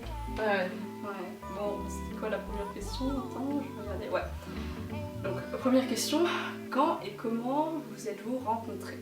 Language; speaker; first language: French; native; French